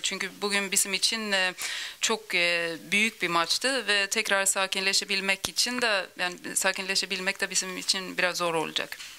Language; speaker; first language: Turkish; early bilingual, other home language; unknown